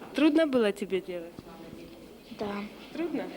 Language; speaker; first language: Russian; native; Russian